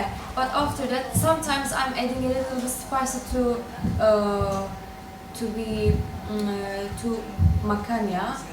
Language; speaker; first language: English; non-native, learner; Turkish